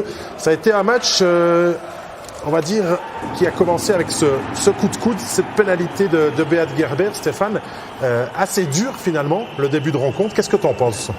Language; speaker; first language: French; native; French